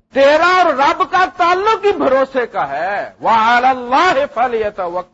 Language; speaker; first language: Urdu; non-native, local second language; Punjabi